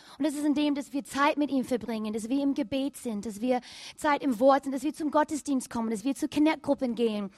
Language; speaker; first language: German; non-native, fluent; English